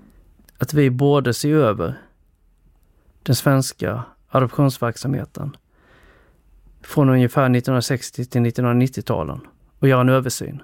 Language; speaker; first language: Swedish; early bilingual, other home language; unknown